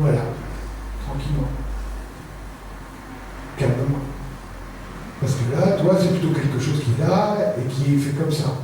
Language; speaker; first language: French; native; French